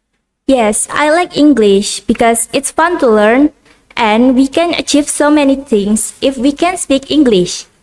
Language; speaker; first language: English; non-native, learner; Indonesian